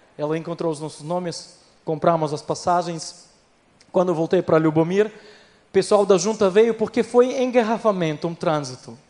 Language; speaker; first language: Portuguese; non-native, fluent; Ukrainian